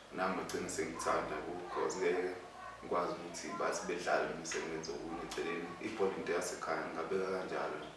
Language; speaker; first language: Zulu; native; Zulu